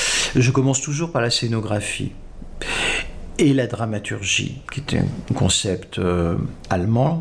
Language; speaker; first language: French; native; French